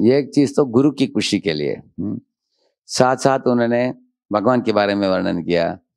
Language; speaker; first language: Hindi; non-native, local second language; Telugu